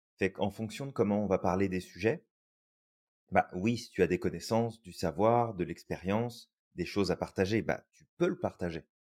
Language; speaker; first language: French; native; French